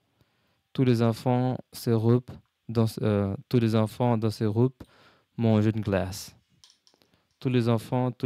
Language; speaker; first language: French; non-native, learner; English